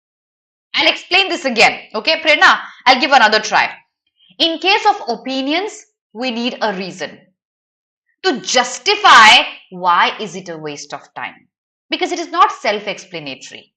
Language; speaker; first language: English; non-native, local second language; Hindi